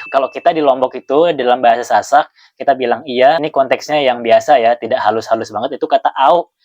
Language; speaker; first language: Indonesian; non-native, local second language; Sasak